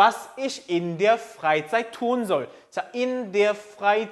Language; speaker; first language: German; non-native, fluent; Korean